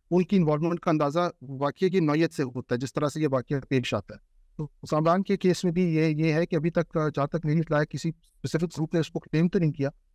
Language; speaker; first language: Urdu; non-native, local second language; Pashto